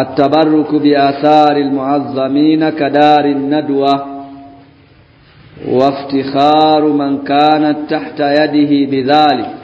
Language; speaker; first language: Arabic; non-native, fluent; Swahili